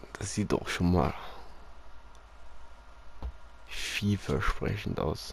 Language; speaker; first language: German; native; German